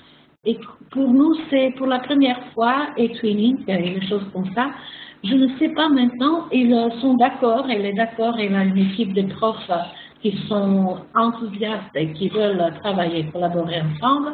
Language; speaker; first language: French; non-native, fluent; Macedonian